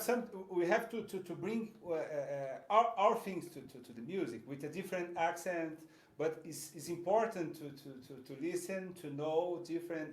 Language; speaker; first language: English; non-native, fluent; Portuguese